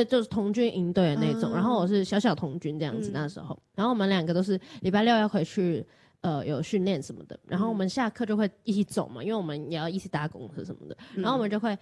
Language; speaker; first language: Chinese; native; Chinese